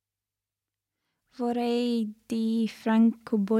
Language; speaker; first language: Italian; non-native, learner; English